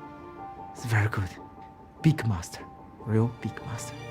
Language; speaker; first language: English; non-native, learner; Chinese